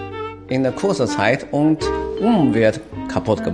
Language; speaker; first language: German; non-native, learner; Chinese